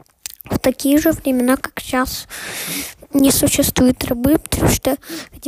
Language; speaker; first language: Russian; early bilingual, heritage; Russian